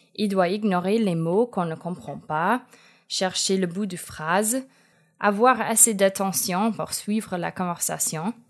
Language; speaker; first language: French; non-native, fluent; English